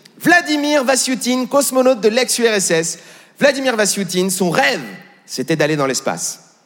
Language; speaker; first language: French; native; French